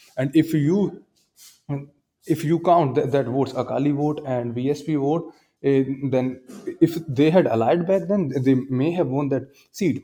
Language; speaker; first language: English; non-native, local second language; Punjabi